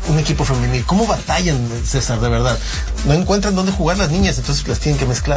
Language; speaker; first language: Spanish; native; Spanish